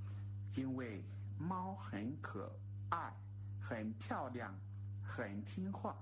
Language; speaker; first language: Chinese; non-native, learner; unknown